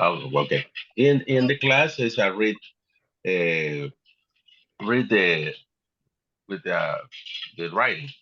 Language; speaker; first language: English; non-native, learner; Spanish